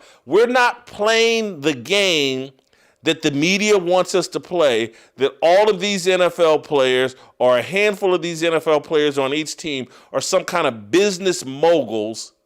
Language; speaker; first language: English; native; English